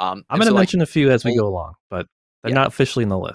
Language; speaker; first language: English; native; English